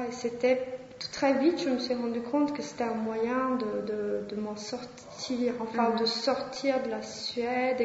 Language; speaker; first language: French; non-native, fluent; Swedish